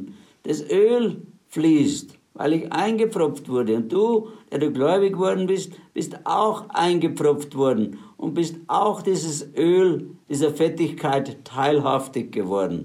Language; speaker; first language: German; native; German